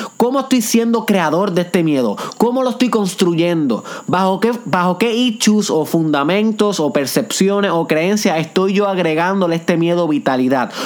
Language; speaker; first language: Spanish; native; Spanish